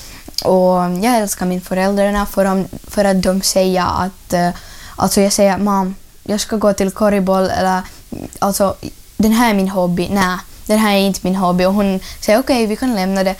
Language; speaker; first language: Swedish; non-native, learner; Ukrainian